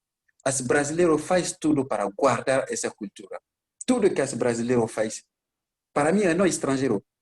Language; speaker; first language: Portuguese; non-native, learner; Bambara